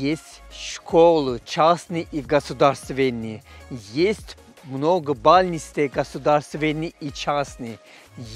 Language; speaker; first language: Russian; non-native, learner; Turkish